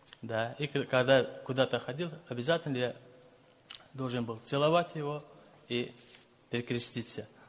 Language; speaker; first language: Russian; non-native, local second language; Lezghian